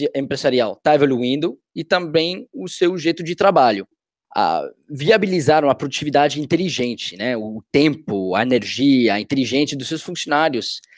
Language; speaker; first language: Portuguese; non-native, fluent; English